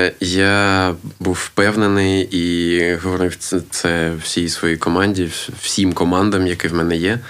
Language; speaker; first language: Ukrainian; non-native, local second language; Russian